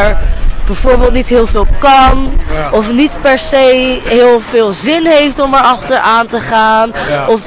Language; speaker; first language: Dutch; native; Dutch